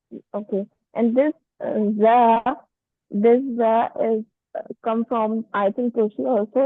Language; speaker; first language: English; non-native, learner; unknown